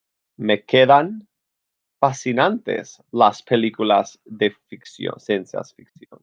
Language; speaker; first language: Spanish; non-native, fluent; English